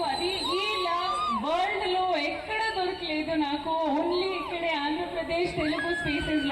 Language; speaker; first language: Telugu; non-native, fluent; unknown